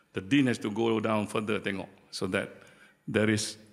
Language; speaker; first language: English; non-native, local second language; Malay